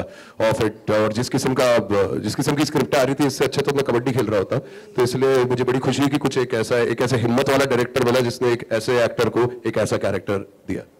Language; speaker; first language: Hindi; native; Hindi